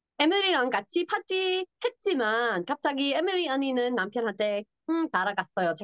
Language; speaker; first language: Korean; non-native, learner; English